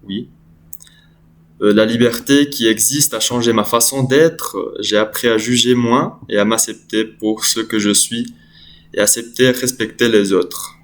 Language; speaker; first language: French; non-native, learner; English